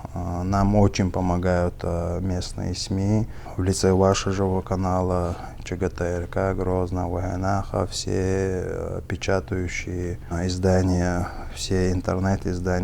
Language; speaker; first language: Russian; non-native, local second language; Chechen